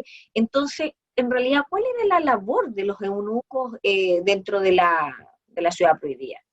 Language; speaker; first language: Spanish; native; Spanish